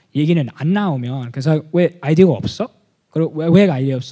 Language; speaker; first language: Korean; early bilingual, heritage; Korean